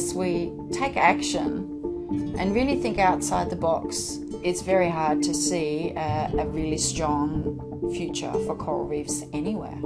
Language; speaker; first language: English; non-native, fluent; Danish